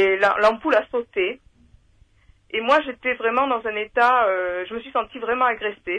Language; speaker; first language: French; native; French